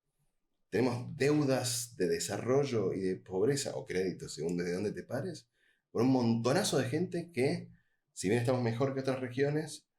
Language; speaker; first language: Spanish; native; Spanish